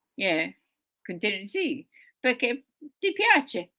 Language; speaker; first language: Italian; early bilingual, heritage; Sicilian